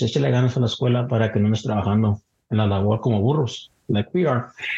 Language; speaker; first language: Spanish; early bilingual, heritage; Spanish